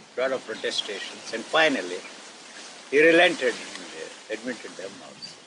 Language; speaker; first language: English; non-native, local second language; Telugu